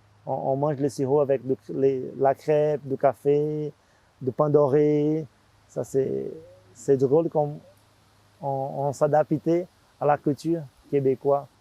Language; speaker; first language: French; non-native, fluent; Portuguese